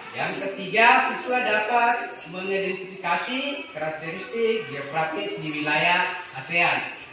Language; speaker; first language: Indonesian; native; Indonesian